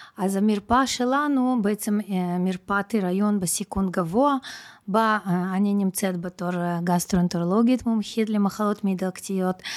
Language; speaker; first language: Hebrew; non-native, fluent; Russian